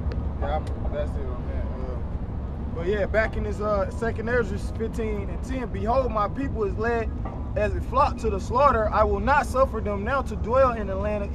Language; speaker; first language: English; native; English